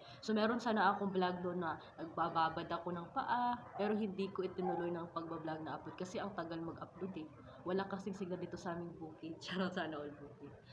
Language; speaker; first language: Filipino; non-native, local second language; Cebuano